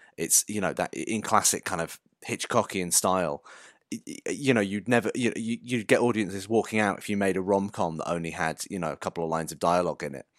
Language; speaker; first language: English; native; English